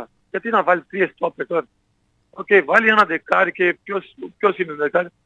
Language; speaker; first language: Greek; non-native, learner; Portuguese